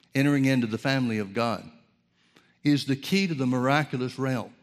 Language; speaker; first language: English; native; English